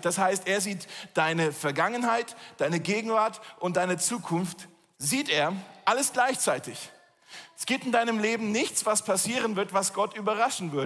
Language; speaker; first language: German; native; German